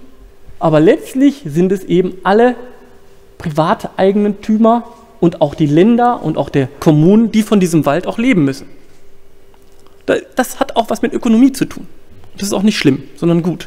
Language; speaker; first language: German; native; German